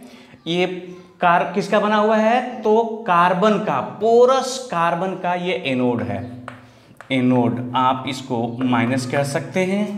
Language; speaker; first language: Hindi; native; Hindi